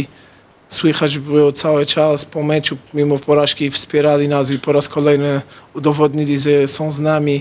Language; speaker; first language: Polish; non-native, fluent; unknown